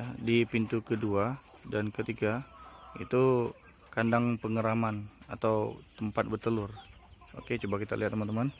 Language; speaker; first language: Indonesian; native; Indonesian